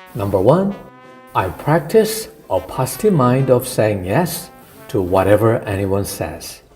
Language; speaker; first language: English; non-native, fluent; Korean